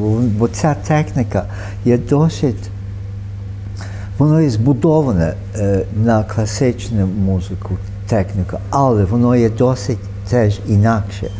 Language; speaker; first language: Ukrainian; early bilingual, heritage; Ukrainian